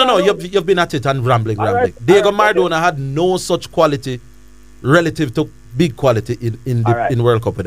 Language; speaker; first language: English; native; English